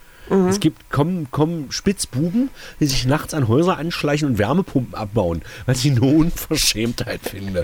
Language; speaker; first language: German; native; German